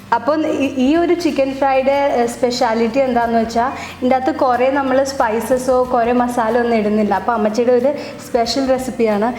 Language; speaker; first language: Malayalam; early bilingual, heritage; Malayalam